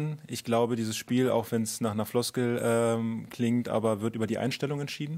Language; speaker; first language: German; native; German